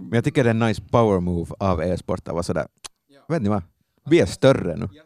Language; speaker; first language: Swedish; native; Swedish